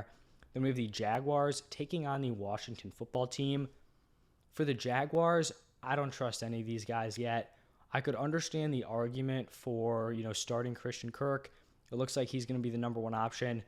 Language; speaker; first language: English; native; English